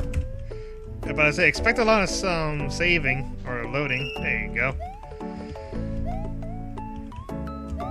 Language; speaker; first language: English; native; English